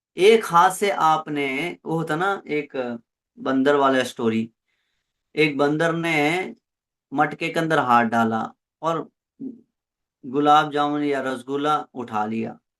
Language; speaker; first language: Hindi; non-native, local second language; Punjabi